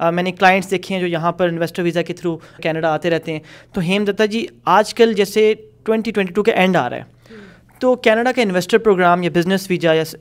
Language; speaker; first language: Urdu; native; Urdu